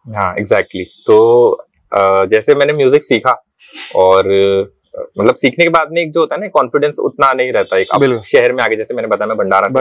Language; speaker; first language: Hindi; non-native, local second language; Marathi